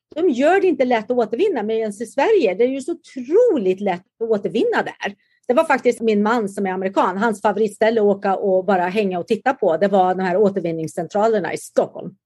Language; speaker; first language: Swedish; native; Swedish